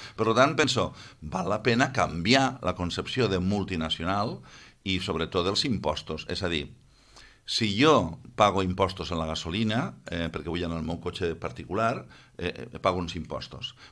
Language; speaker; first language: Catalan; native; Catalan